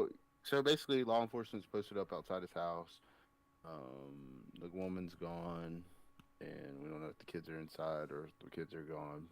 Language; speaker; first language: English; native; English